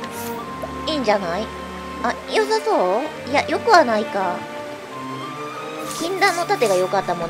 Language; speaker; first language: Japanese; native; Japanese